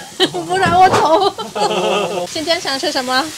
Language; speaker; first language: Chinese; non-native, learner; Indonesian